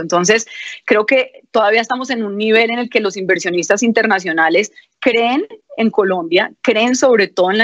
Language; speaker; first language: Spanish; native; Spanish